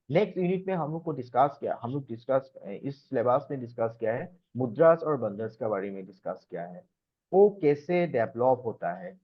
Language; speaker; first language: Hindi; non-native, local second language; Assamese